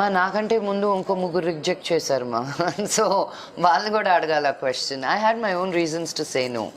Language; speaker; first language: Telugu; native; Telugu